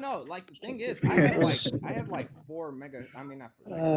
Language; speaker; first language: English; native; English